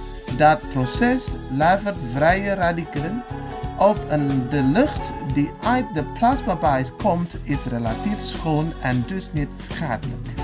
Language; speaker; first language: Dutch; non-native, fluent; Indonesian